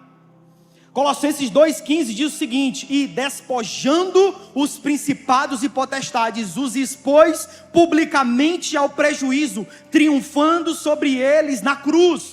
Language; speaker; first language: Portuguese; native; Portuguese